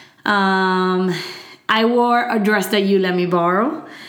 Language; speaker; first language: English; early bilingual, other home language; Spanish